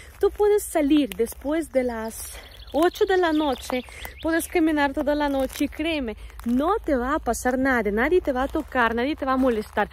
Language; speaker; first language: Spanish; non-native, fluent; Russian